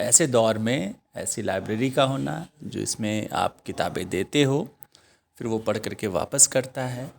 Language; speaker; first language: Hindi; native; Hindi